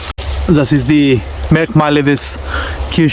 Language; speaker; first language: German; non-native, learner; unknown